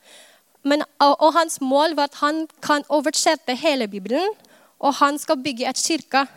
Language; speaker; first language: Norwegian; non-native, fluent; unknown